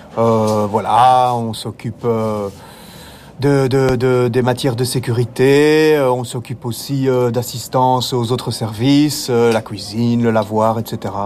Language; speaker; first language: French; native; French